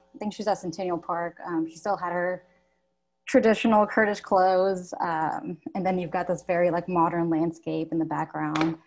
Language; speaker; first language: English; native; English